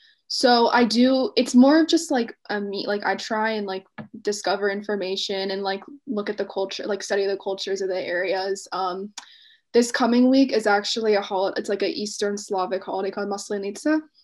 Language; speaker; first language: English; native; English